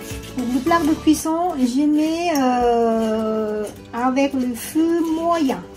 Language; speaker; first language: French; non-native, learner; Thai